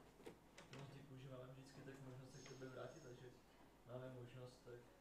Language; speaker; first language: Czech; non-native, fluent; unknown